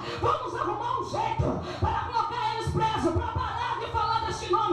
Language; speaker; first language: Portuguese; native; Portuguese